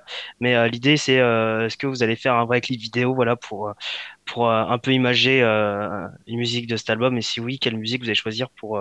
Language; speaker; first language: French; native; French